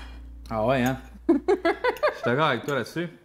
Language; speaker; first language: French; native; French